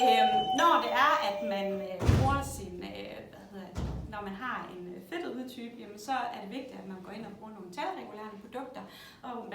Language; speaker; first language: Danish; native; Danish